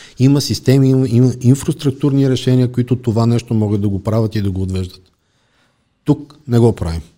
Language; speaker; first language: Bulgarian; native; Bulgarian